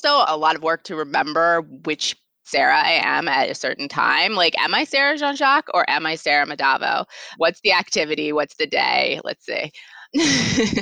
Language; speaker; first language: English; native; English